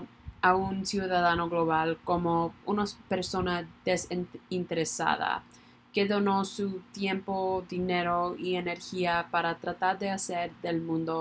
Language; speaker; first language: Spanish; non-native, learner; English